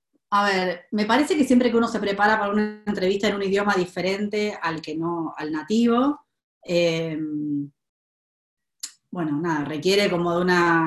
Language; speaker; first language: Spanish; native; Spanish